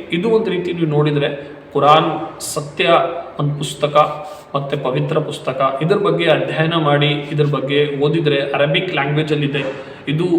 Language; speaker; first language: Kannada; non-native, local second language; Urdu